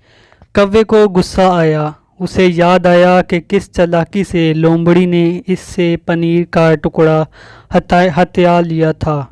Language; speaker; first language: Urdu; native; Urdu